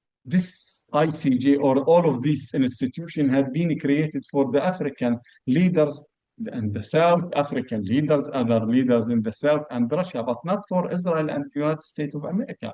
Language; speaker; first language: English; non-native, fluent; Arabic